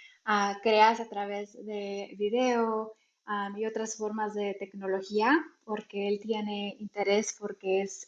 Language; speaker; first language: Spanish; early bilingual, heritage; Spanish